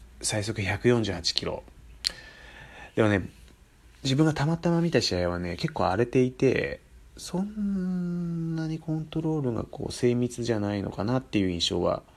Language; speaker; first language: Japanese; native; Japanese